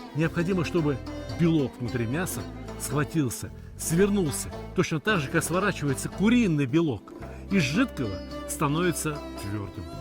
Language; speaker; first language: Russian; native; Russian